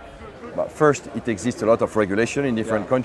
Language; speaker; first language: English; non-native, fluent; French